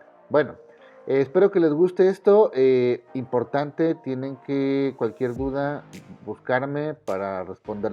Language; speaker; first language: Spanish; native; Spanish